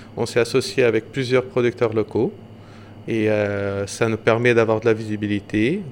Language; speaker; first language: French; non-native, fluent; Portuguese